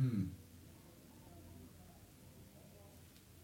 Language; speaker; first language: English; native; English